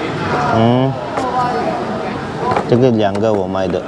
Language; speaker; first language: Chinese; non-native, learner; Filipino